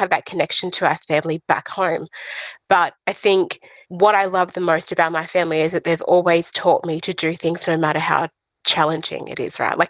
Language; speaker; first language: English; native; English